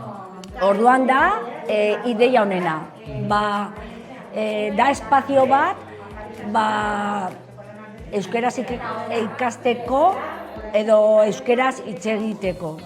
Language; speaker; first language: Basque; non-native, local second language; Spanish